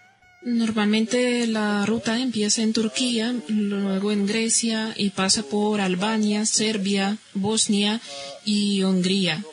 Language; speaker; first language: Spanish; non-native, fluent; Bosnian